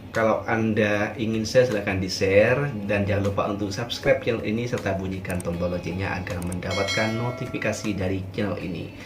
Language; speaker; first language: Indonesian; native; Indonesian